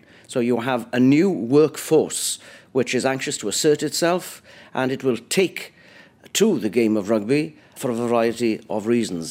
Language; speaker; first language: English; native; English